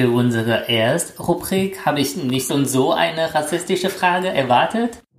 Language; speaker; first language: German; non-native, fluent; Chinese